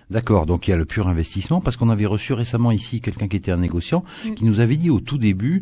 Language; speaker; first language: French; native; French